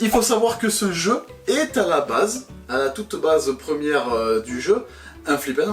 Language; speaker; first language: French; native; French